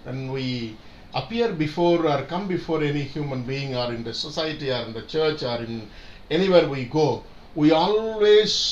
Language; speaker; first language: English; non-native, local second language; Tamil